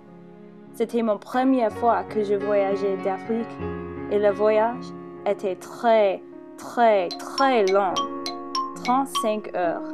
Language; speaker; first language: French; non-native, learner; English